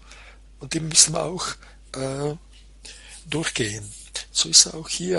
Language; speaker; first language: German; non-native, fluent; Croatian